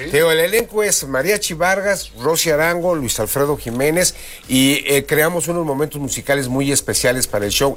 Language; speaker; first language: Spanish; native; Spanish